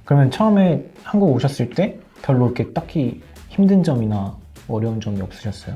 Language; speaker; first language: Korean; native; Korean